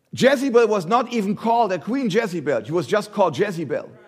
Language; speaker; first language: English; non-native, fluent; German